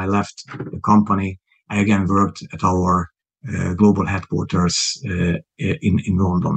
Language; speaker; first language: English; non-native, fluent; Hungarian